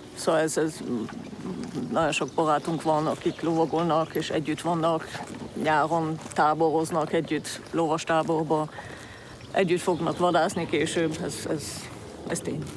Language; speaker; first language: Hungarian; early bilingual, heritage; German